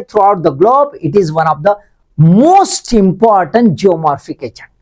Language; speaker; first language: Hindi; non-native, local second language; Marathi